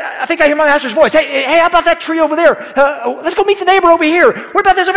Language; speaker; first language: English; native; English